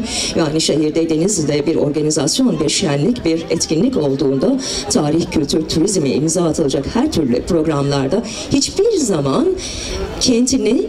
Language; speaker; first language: Turkish; native; Turkish